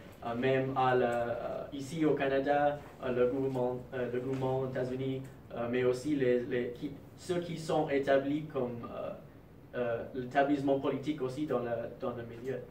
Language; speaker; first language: French; non-native, fluent; English